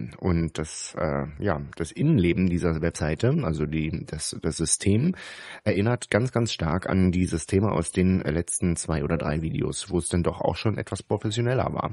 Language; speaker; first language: German; native; German